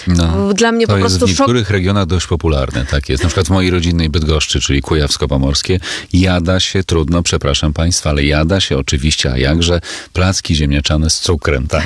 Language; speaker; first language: Polish; native; Polish